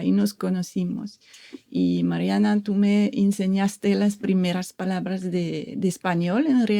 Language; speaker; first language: Spanish; non-native, fluent; French